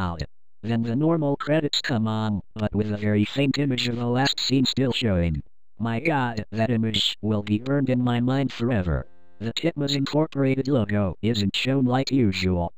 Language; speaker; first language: English; native; English